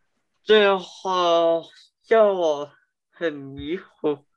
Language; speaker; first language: Chinese; early bilingual, heritage; Cantonese